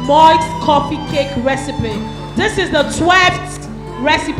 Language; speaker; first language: English; native; English